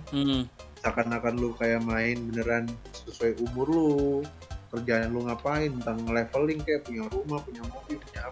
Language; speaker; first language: Indonesian; native; Indonesian